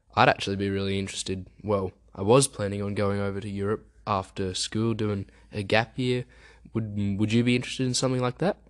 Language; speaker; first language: English; early bilingual, other home language; German